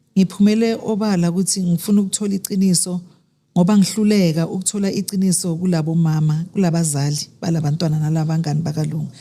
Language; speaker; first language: Zulu; native; Zulu